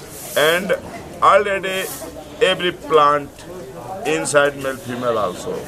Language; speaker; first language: English; non-native, learner; Hindi